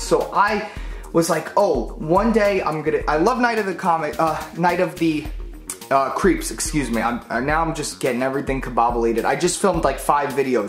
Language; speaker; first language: English; native; English